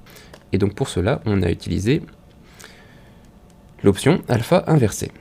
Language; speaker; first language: French; native; French